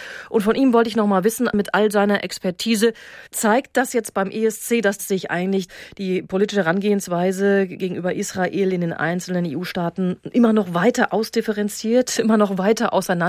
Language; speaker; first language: German; native; German